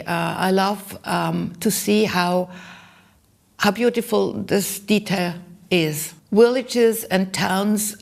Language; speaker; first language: English; non-native, learner; German